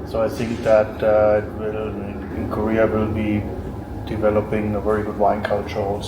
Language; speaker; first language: English; non-native, fluent; German